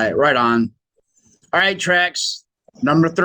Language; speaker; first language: English; native; English